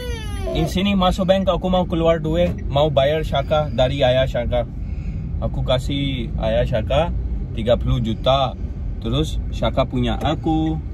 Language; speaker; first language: Indonesian; non-native, learner; Urdu